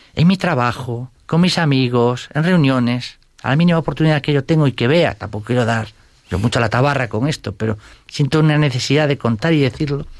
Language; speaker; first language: Spanish; native; Spanish